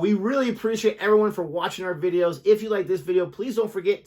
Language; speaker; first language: English; native; English